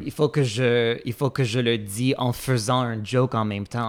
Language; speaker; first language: French; non-native, fluent; English